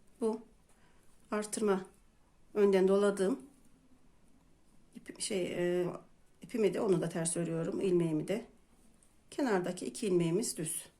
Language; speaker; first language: Turkish; native; Turkish